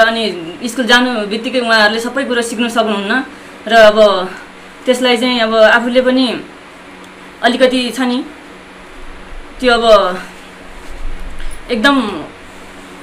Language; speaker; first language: Nepali; non-native, local second language; Newari